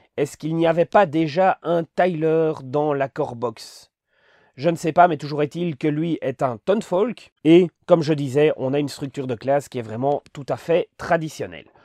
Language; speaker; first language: French; native; French